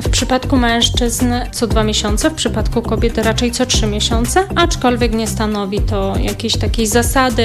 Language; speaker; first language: Polish; native; Polish